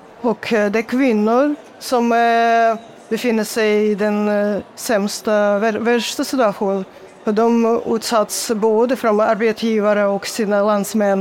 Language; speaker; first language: Swedish; non-native, fluent; Russian